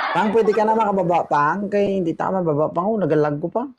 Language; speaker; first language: Filipino; non-native, local second language; Hiligaynon